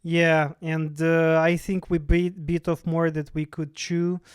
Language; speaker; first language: English; non-native, fluent; Russian